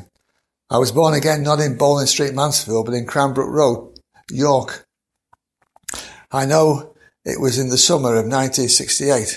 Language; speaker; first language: English; native; English